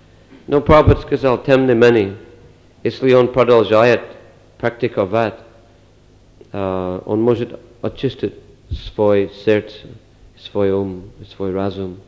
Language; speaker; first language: Russian; non-native, fluent; English